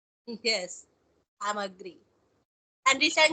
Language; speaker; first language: English; non-native, local second language; Hindi